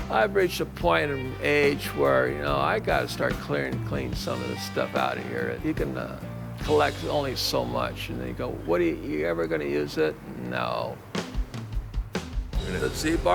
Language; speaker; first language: English; native; English